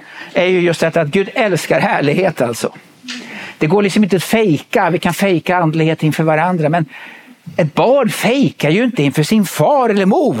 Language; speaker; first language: Swedish; native; Swedish